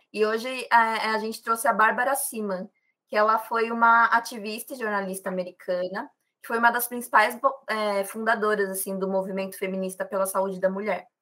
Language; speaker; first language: Portuguese; native; Portuguese